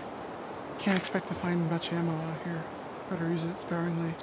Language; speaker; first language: English; native; English